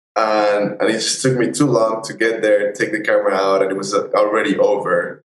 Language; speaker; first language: English; non-native, fluent; Spanish